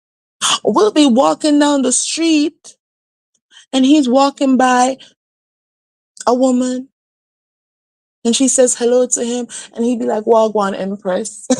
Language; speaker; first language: English; native; English